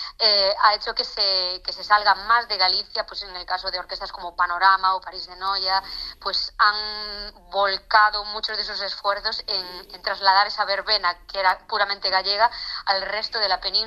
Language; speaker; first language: Spanish; native; Spanish